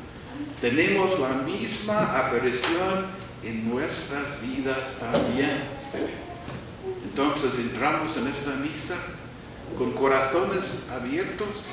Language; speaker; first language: Spanish; non-native, fluent; English